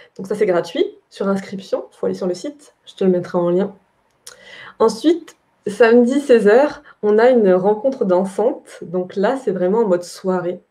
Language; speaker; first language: French; native; French